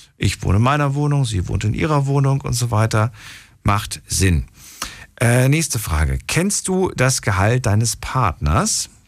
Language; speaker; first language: German; non-native, fluent; Slovak